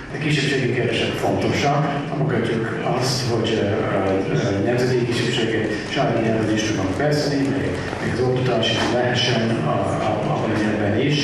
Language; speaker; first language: Hungarian; non-native, fluent; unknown